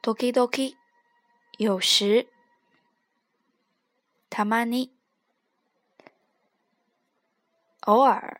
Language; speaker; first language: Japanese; non-native, fluent; Chinese